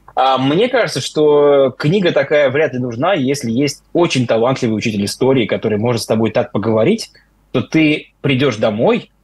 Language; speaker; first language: Russian; native; Russian